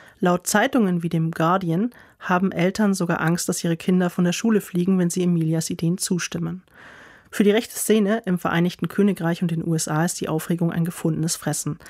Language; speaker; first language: German; native; German